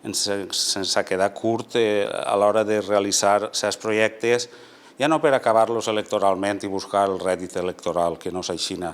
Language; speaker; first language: Catalan; native; Catalan